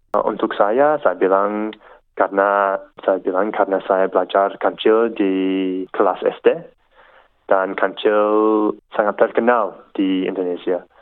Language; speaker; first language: Indonesian; non-native, learner; English